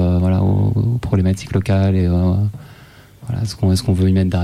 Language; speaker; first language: French; native; French